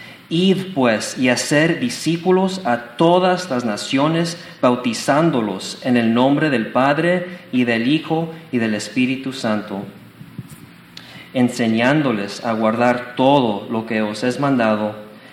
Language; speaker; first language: Spanish; early bilingual, heritage; Spanish